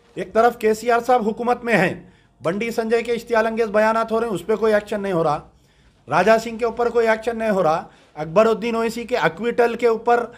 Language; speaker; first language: Hindi; native; Hindi